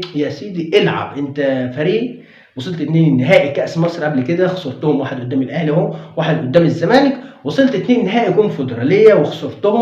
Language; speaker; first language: Arabic; native; Arabic